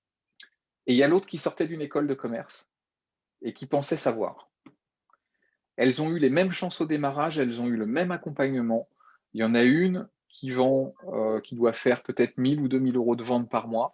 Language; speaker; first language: French; native; French